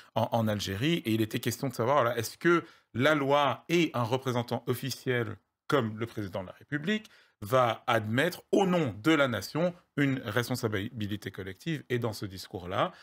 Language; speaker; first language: French; native; French